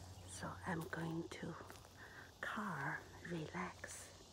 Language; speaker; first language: English; non-native, learner; Chinese